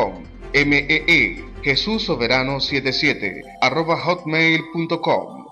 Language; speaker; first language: Spanish; native; Spanish